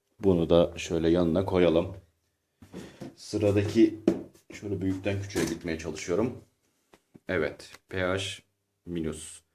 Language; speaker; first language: Turkish; native; Turkish